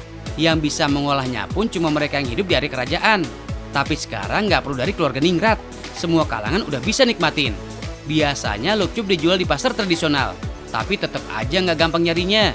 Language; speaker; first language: Indonesian; native; Indonesian